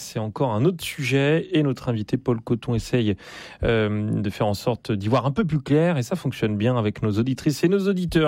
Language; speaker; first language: French; native; French